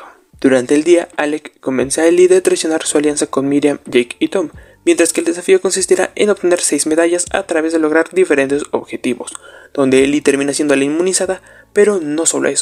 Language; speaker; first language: Spanish; native; Spanish